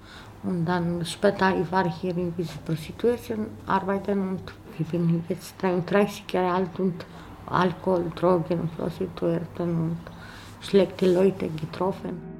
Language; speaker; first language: German; non-native, learner; Romanian